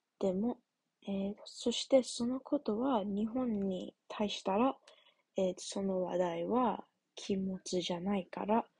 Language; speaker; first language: Japanese; non-native, learner; English